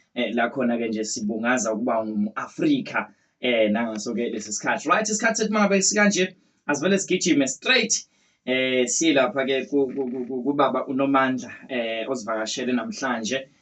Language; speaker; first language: Zulu; native; Zulu